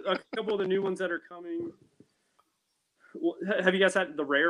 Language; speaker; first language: English; native; English